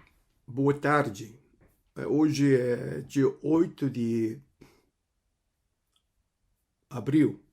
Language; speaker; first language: Portuguese; non-native, fluent; Cantonese